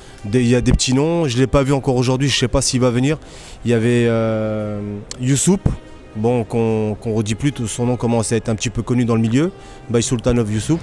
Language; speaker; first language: French; native; French